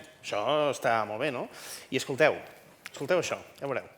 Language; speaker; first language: Catalan; native; Catalan